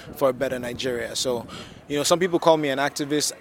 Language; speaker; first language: English; non-native, local second language; Yoruba